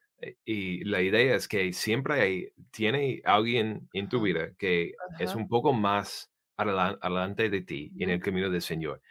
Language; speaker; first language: Spanish; non-native, learner; English